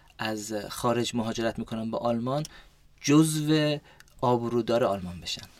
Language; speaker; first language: Persian; early bilingual, heritage; Persian